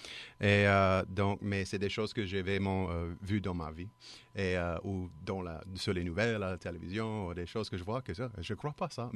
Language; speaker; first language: French; native; French